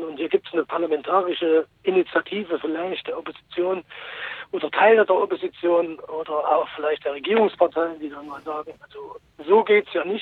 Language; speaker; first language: German; native; German